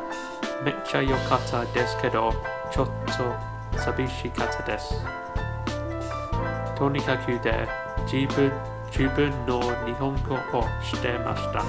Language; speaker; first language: Japanese; non-native, learner; English